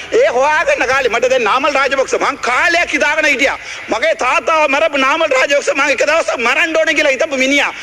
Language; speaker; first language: Sinhala; non-native, local second language; Tamil